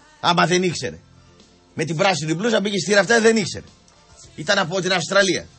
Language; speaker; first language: Greek; native; Greek